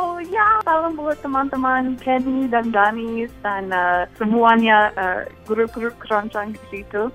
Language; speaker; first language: Indonesian; non-native, fluent; English